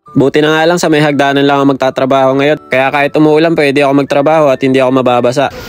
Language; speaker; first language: Filipino; native; Filipino